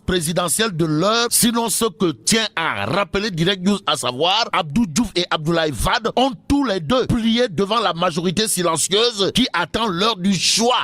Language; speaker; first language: French; non-native, local second language; Wolof